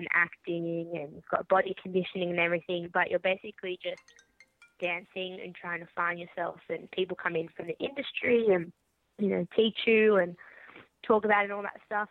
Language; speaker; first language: English; native; English